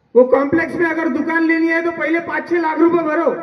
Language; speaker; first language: Hindi; non-native, local second language; Marathi